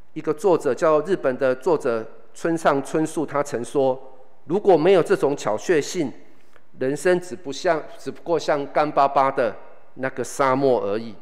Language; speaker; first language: Chinese; native; Chinese